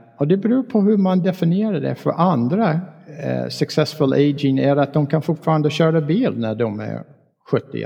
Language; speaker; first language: Swedish; non-native, fluent; English